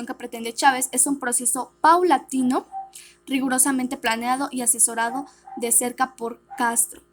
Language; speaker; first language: Spanish; native; Spanish